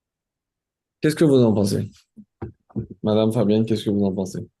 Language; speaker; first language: French; native; French